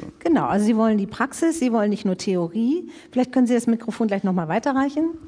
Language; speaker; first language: German; native; German